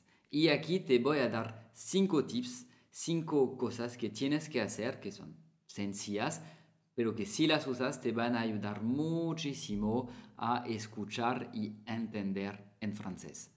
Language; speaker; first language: Spanish; non-native, fluent; French